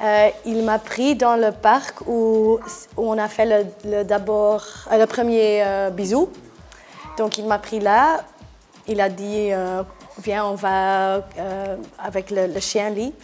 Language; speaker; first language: French; non-native, local second language; Dutch